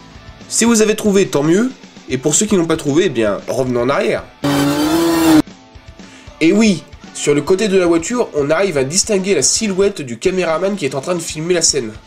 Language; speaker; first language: French; native; French